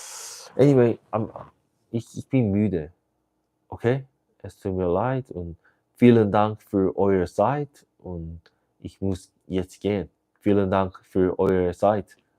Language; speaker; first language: German; non-native, learner; English